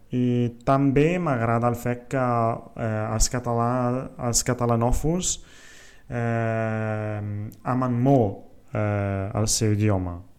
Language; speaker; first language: Catalan; non-native, fluent; Italian